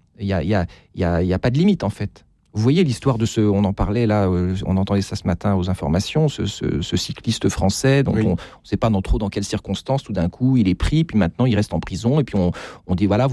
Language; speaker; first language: French; native; French